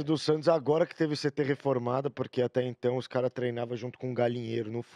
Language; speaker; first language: Portuguese; native; Portuguese